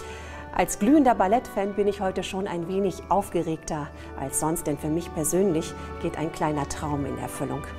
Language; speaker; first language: German; native; German